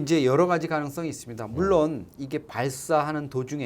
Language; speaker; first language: Korean; native; Korean